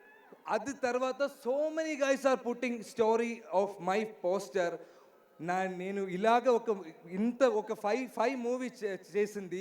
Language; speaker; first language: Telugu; non-native, learner; Malayalam